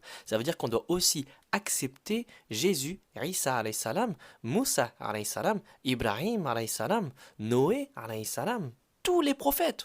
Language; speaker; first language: French; native; French